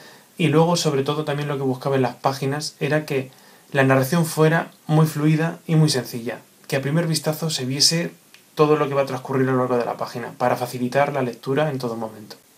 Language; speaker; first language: Spanish; native; Spanish